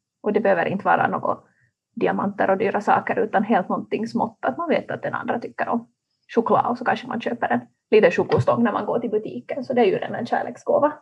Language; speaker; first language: Swedish; native; Swedish